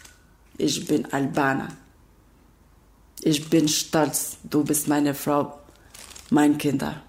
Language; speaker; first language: German; non-native, learner; Albanian